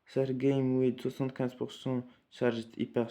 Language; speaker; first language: English; non-native, learner; French